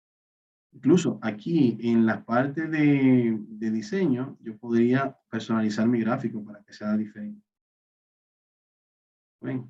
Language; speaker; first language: Spanish; native; Spanish